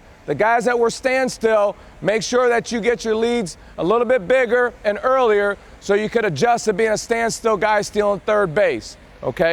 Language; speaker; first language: English; native; English